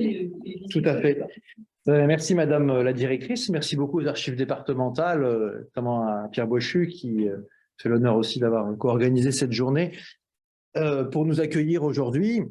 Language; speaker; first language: French; native; French